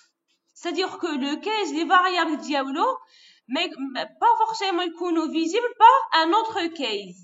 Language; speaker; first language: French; non-native, local second language; Arabic